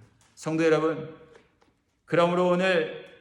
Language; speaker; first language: Korean; native; Korean